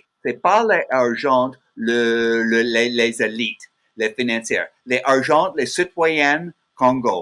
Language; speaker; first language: French; non-native, learner; English